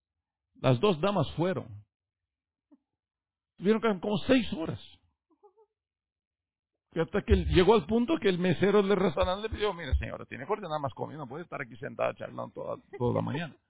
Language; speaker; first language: Spanish; native; Spanish